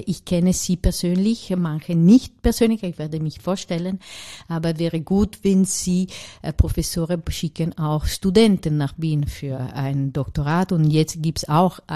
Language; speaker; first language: German; non-native, learner; Italian